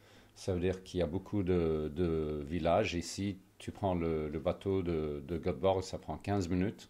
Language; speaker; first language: French; non-native, fluent; Swedish